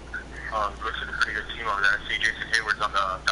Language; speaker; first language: English; native; English